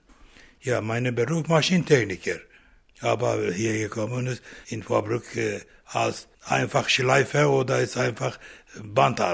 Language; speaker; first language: German; non-native, learner; Turkish